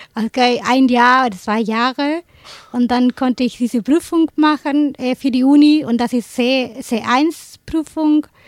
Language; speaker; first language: German; non-native, fluent; Spanish